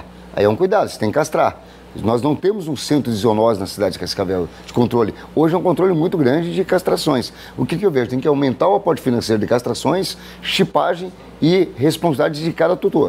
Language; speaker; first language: Portuguese; native; Portuguese